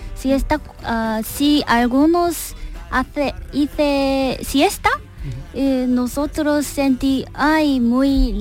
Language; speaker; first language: Spanish; non-native, learner; Korean